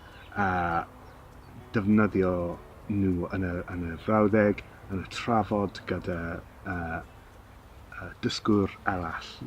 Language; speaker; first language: Welsh; non-native, learner; English